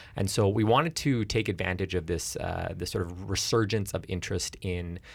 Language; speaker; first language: English; native; English